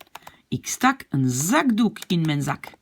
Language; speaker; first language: Dutch; non-native, fluent; French